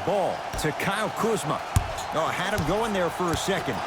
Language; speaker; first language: English; native; English